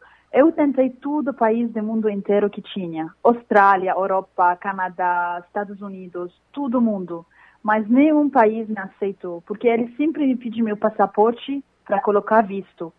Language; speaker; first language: Portuguese; non-native, learner; Arabic